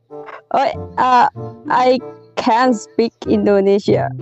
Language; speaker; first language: English; non-native, learner; Lao